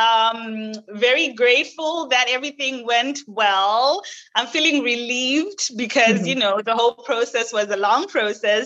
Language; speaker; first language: English; non-native, local second language; Shona